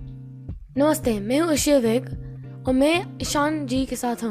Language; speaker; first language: Hindi; non-native, learner; English